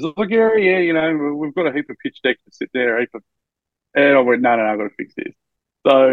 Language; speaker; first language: English; native; English